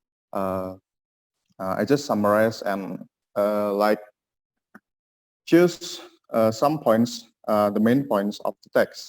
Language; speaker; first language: English; non-native, learner; Indonesian